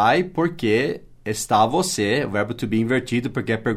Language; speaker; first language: Portuguese; early bilingual, other home language; English